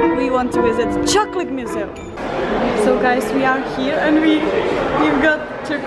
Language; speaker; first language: English; non-native, learner; Czech